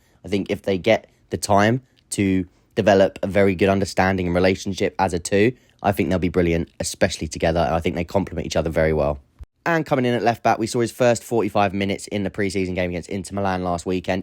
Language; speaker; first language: English; native; English